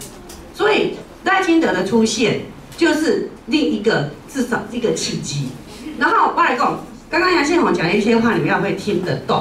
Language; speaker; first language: Chinese; non-native, local second language; Min Nan Chinese